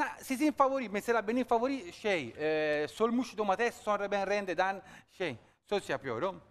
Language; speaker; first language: Turkish; non-native, learner; Italian